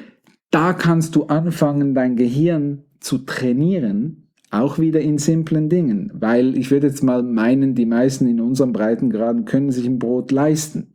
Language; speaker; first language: German; native; German